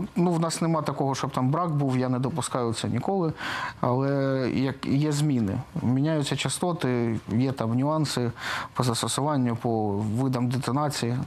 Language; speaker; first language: Ukrainian; native; Ukrainian